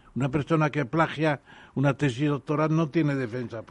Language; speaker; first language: Spanish; native; Spanish